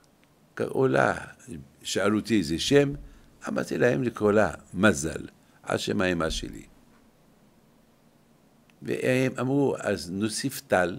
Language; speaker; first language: Hebrew; non-native, fluent; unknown